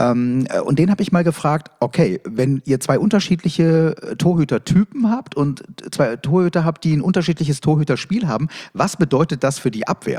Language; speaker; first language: German; native; German